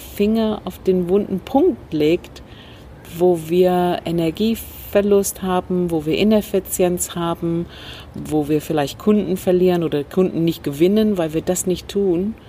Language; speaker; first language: German; non-native, fluent; English